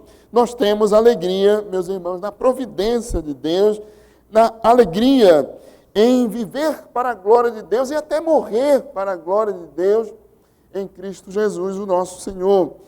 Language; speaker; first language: Portuguese; native; Portuguese